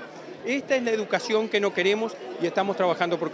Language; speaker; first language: Spanish; native; Spanish